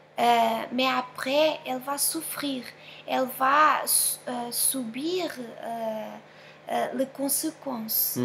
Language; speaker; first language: French; non-native, fluent; Portuguese